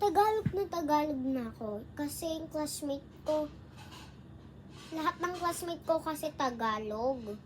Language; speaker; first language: Filipino; non-native, local second language; English